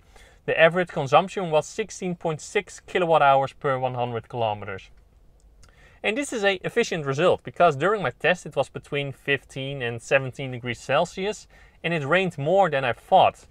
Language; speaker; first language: English; non-native, fluent; Dutch